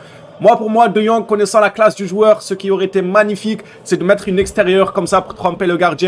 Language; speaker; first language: French; native; French